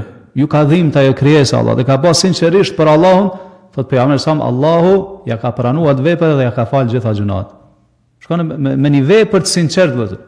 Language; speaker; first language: Albanian; native; Albanian